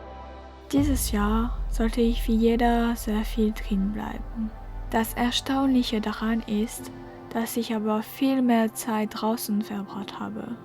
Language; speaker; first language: German; non-native, learner; French